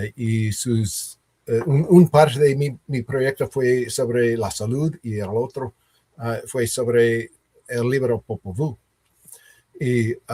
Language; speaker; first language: Spanish; non-native, learner; English